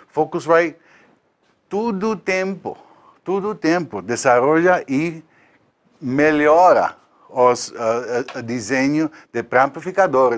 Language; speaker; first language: Portuguese; non-native, learner; Spanish